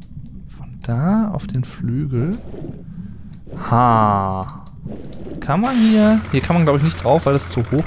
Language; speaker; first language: German; native; German